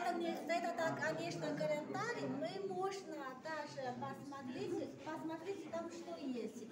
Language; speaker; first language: Russian; non-native, learner; Chinese